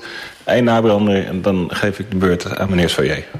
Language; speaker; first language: Dutch; native; Dutch